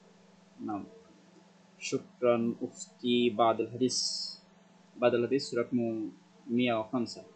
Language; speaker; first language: Arabic; non-native, learner; Bangla